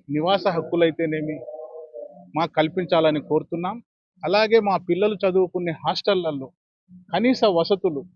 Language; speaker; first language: Telugu; non-native, local second language; Lambadi